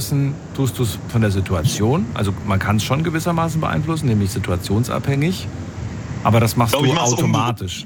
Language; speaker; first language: German; native; German